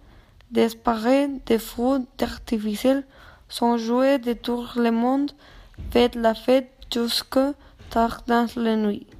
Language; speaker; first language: French; non-native, learner; Spanish